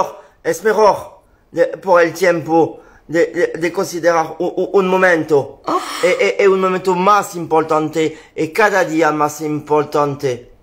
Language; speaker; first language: Spanish; non-native, learner; French